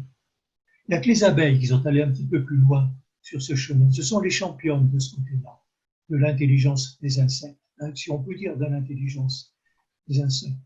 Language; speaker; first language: French; native; French